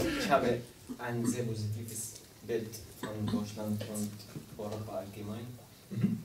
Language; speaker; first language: German; non-native, learner; Arabic